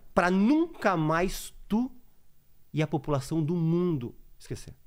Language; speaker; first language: Portuguese; native; Portuguese